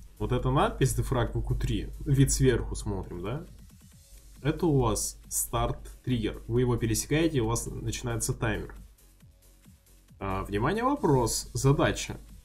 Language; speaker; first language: Russian; native; Russian